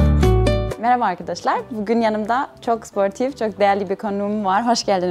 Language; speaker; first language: Turkish; non-native, fluent; German